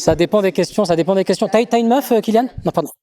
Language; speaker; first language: French; native; French